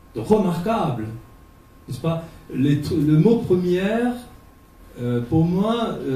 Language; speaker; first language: French; non-native, fluent; Portuguese